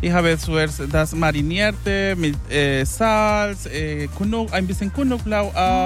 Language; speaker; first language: German; non-native, learner; Spanish